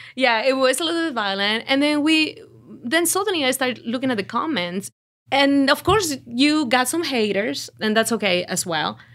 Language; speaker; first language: English; non-native, fluent; Spanish